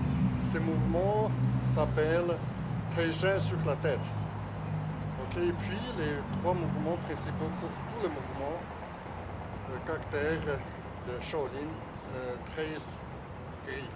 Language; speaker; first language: French; non-native, learner; Chinese